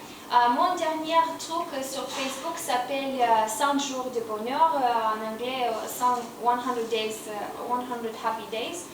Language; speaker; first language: French; non-native, learner; Romanian